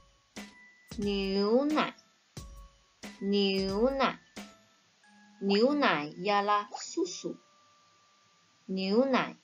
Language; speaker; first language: Chinese; native; Chinese